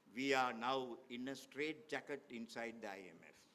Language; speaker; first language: English; non-native, local second language; Sinhala